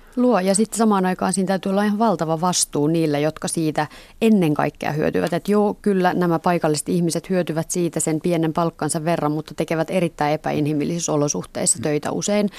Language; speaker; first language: Finnish; native; Finnish